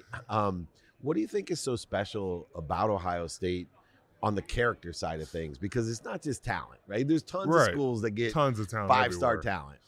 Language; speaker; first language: English; native; English